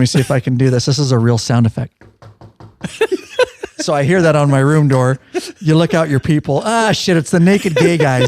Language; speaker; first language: English; native; English